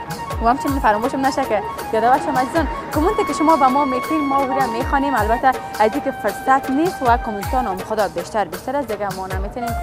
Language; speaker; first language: Persian; native; Persian